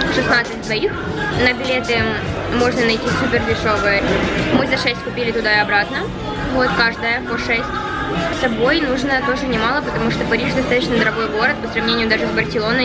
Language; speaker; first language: Russian; native; Russian